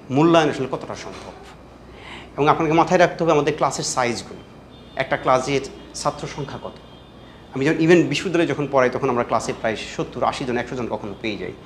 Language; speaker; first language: Bangla; native; Bangla